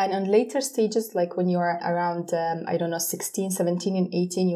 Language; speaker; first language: English; non-native, fluent; Arabic